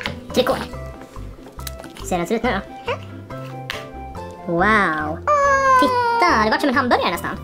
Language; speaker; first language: Swedish; native; Swedish